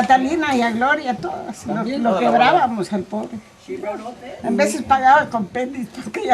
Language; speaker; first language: Spanish; early bilingual, heritage; Spanish